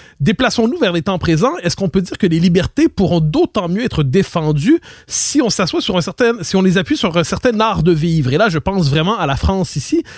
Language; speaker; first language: French; native; French